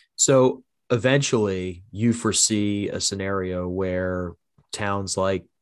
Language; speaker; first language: English; native; English